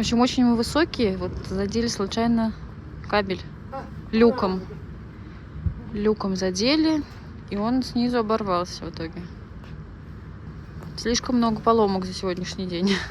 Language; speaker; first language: Russian; native; Russian